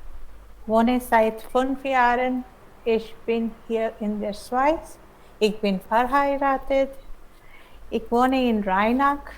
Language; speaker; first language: German; non-native, learner; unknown